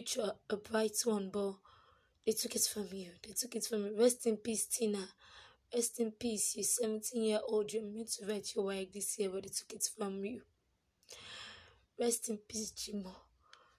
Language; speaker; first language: English; non-native, local second language; Yoruba